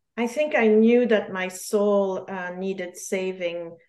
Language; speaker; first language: English; non-native, fluent; French